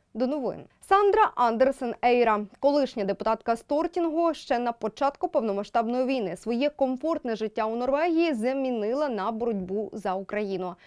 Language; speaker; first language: Ukrainian; native; Ukrainian